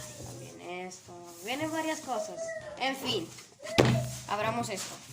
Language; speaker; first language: Spanish; native; Spanish